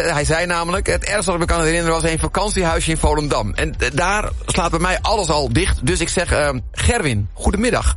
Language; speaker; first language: Dutch; native; Dutch